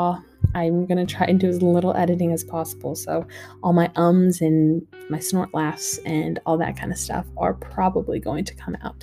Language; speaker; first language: English; native; English